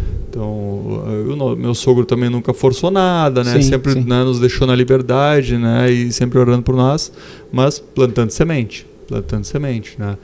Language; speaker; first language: Portuguese; native; Portuguese